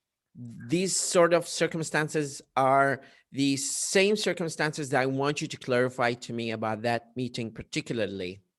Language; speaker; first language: English; non-native, fluent; Arabic